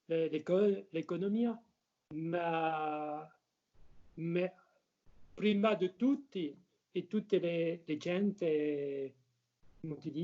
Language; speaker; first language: Italian; non-native, learner; French